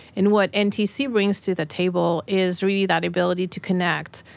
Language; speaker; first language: English; non-native, fluent; French